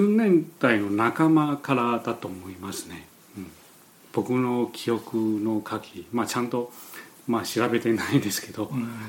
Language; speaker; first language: Japanese; non-native, fluent; Chinese